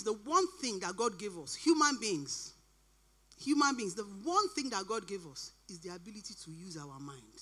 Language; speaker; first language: English; non-native, local second language; Yoruba